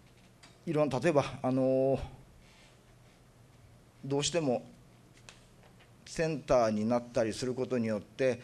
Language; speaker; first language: Japanese; native; Japanese